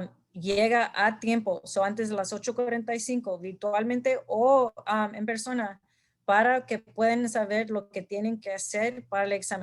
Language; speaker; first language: Spanish; early bilingual, heritage; Spanish